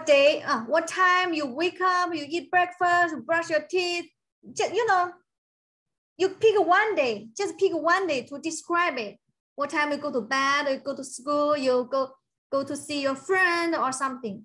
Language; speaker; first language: English; non-native, fluent; Chinese